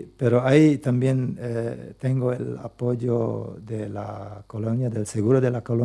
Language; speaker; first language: Spanish; non-native, local second language; Plautdietsch